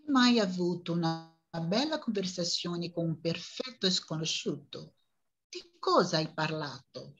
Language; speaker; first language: Italian; non-native, learner; Portuguese